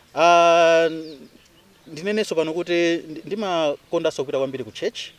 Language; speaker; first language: Nyanja; non-native, local second language; Tumbuka